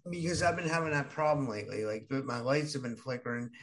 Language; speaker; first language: English; early bilingual, other home language; Arabic